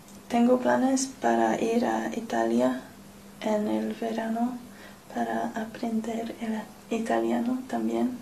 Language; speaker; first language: Spanish; non-native, learner; English